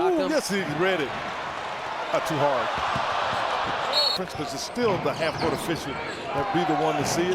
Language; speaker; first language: English; native; English